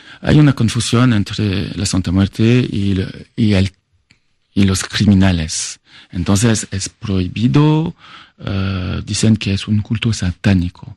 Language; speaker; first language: Spanish; non-native, fluent; French